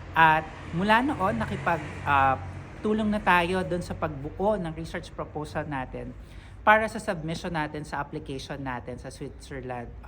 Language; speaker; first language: Filipino; native; Filipino